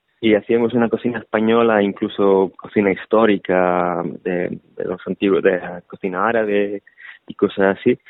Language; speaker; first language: Spanish; native; Spanish